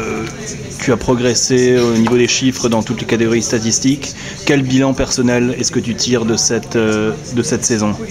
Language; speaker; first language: French; native; French